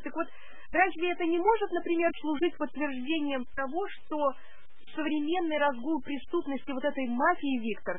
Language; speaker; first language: Russian; native; Russian